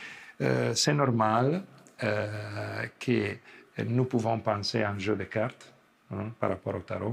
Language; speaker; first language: French; non-native, fluent; Italian